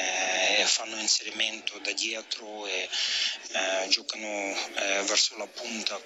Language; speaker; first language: Italian; non-native, fluent; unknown